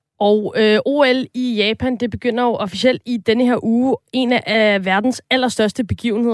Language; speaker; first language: Danish; native; Danish